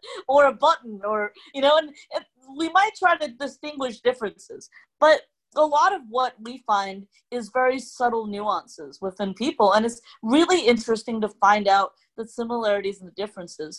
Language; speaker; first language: English; non-native, local second language; Cantonese